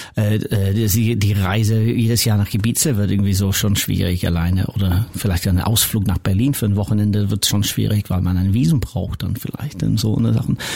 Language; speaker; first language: German; non-native, fluent; English